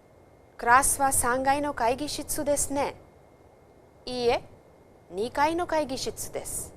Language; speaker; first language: Japanese; non-native, fluent; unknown